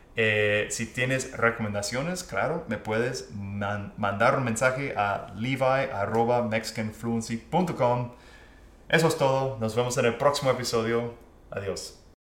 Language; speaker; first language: Spanish; non-native, fluent; English